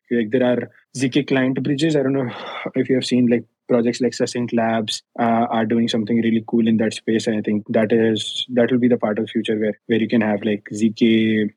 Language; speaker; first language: English; non-native, local second language; Hindi